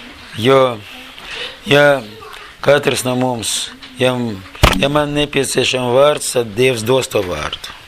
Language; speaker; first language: Latvian; non-native, learner; Russian